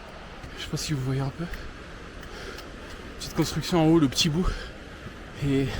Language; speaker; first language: French; native; French